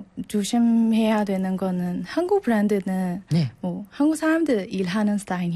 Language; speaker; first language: Korean; non-native, learner; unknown